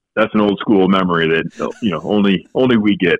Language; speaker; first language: English; native; English